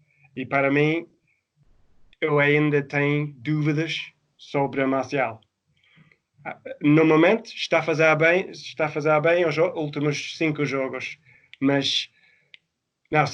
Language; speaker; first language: Portuguese; non-native, fluent; English